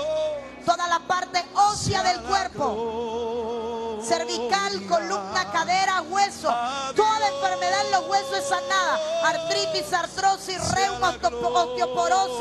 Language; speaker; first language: Spanish; native; Spanish